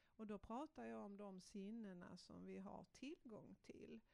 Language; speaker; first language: Swedish; native; Swedish